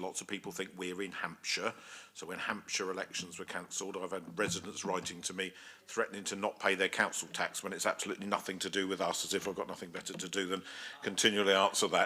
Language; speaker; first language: English; native; English